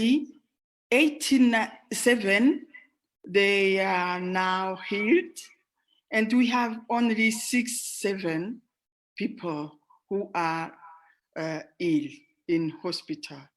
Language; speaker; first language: English; non-native, fluent; Rundi